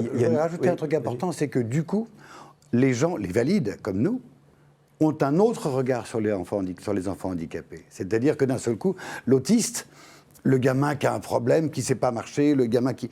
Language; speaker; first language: French; native; French